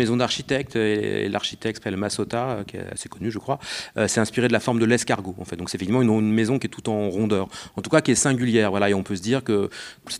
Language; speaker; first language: French; native; French